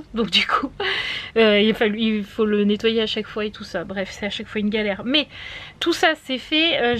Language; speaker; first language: French; native; French